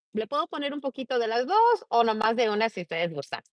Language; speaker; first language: Spanish; early bilingual, heritage; Spanish